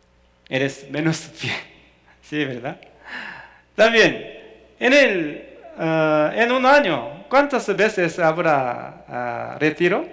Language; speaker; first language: Spanish; non-native, fluent; Korean